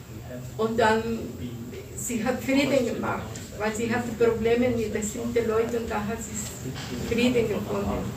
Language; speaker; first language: German; non-native, fluent; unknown